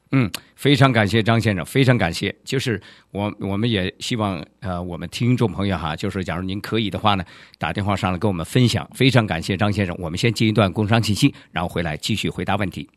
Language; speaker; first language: Chinese; native; Chinese